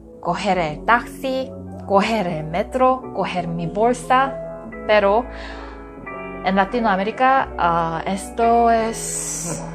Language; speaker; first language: Spanish; non-native, learner; Korean